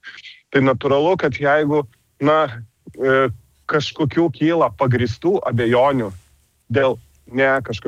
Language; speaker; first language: Lithuanian; native; Lithuanian